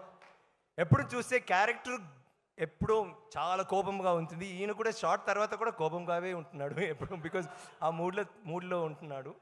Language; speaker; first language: Telugu; non-native, learner; Tamil